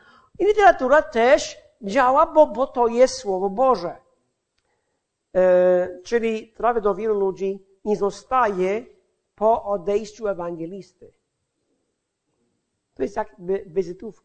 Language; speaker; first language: Polish; non-native, fluent; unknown